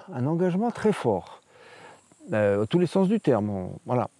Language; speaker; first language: French; native; French